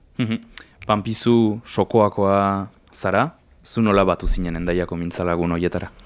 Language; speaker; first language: Basque; native; Basque